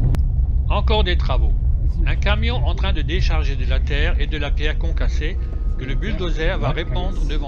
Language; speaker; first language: French; native; French